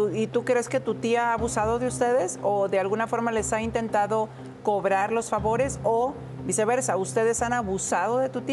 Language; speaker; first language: Spanish; native; Spanish